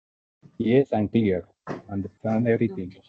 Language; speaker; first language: English; non-native, learner; Spanish